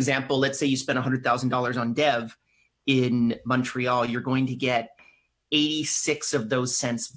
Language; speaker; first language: English; native; English